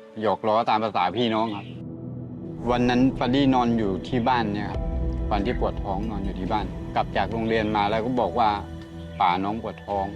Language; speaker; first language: Thai; native; Thai